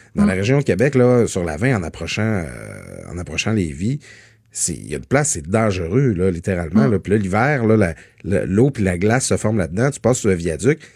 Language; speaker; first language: French; native; French